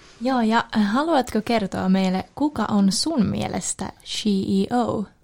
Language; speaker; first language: Finnish; early bilingual, heritage; Swedish